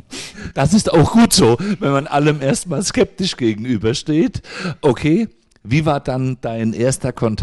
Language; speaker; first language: German; native; German